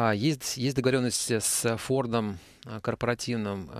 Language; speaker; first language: Russian; native; Russian